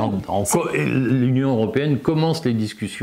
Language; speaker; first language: French; native; French